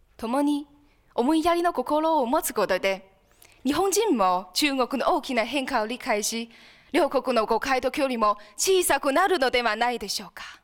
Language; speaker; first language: Japanese; non-native, fluent; Chinese